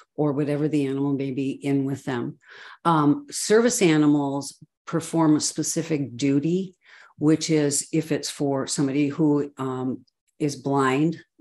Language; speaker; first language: English; native; English